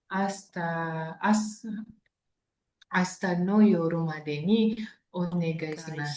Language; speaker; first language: Japanese; non-native, learner; Indonesian